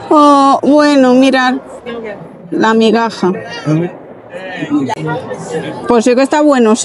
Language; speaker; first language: Spanish; native; Spanish